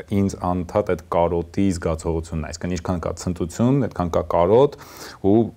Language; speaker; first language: Armenian; native; Armenian